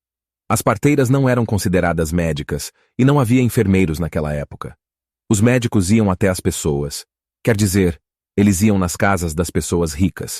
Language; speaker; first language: Portuguese; native; Portuguese